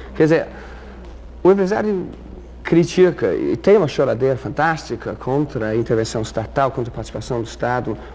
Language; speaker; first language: Portuguese; non-native, fluent; English